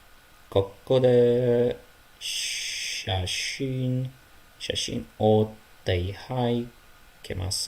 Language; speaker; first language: Japanese; non-native, learner; Ukrainian